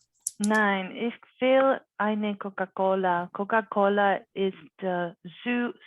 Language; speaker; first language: German; non-native, learner; English